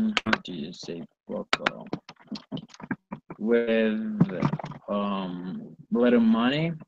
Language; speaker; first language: English; non-native, learner; Spanish